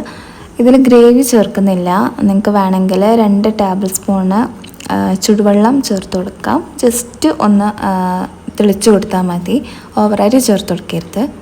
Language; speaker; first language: Malayalam; native; Malayalam